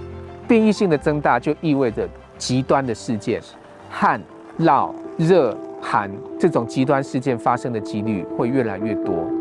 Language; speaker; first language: Chinese; native; Chinese